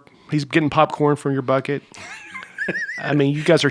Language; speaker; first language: English; native; English